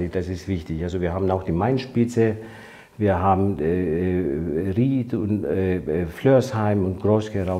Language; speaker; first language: German; non-native, fluent; Greek